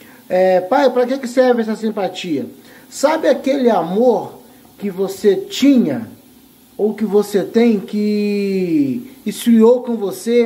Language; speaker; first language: Portuguese; native; Portuguese